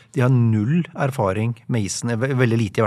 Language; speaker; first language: Norwegian; native; Norwegian